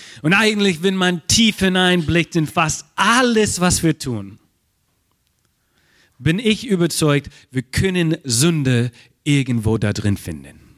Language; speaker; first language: German; non-native, fluent; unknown